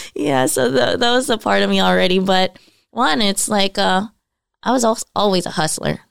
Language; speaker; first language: English; early bilingual, other home language; Filipino